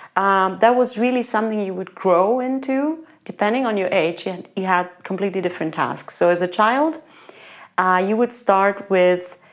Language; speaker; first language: English; non-native, fluent; Italian